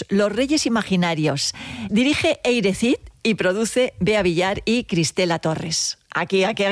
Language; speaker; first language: Spanish; native; Spanish